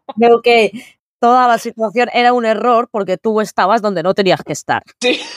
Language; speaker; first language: Spanish; early bilingual, other home language; Arabic